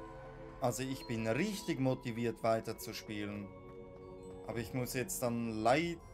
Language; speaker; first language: German; native; German